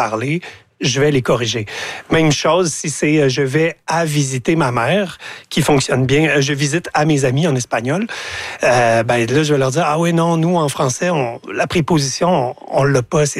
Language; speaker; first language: French; native; French